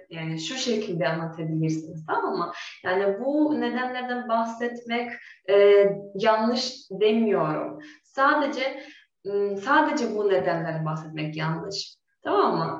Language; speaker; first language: Turkish; non-native, fluent; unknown